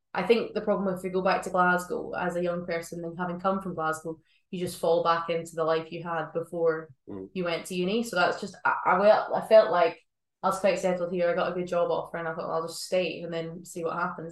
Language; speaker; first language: English; native; English